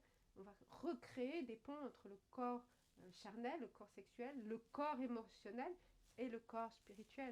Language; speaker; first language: French; native; French